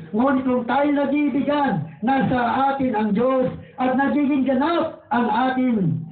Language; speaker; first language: Filipino; non-native, local second language; Waray